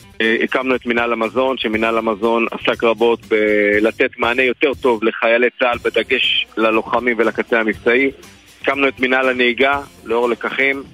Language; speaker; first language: Hebrew; native; Hebrew